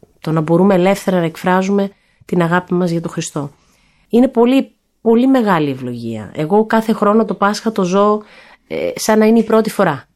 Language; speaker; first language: Greek; early bilingual, heritage; Greek